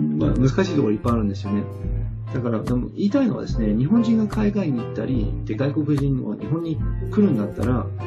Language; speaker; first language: Japanese; non-native, fluent; English